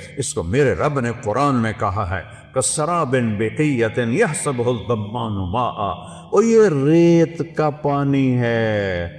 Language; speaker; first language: Urdu; non-native, local second language; Saraiki